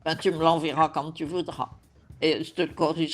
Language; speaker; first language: French; native; French